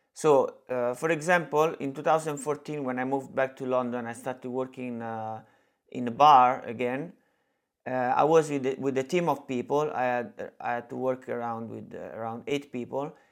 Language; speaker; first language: English; non-native, fluent; Italian